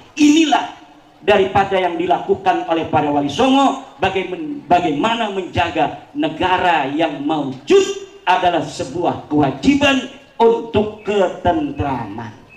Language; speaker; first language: Indonesian; non-native, local second language; Javanese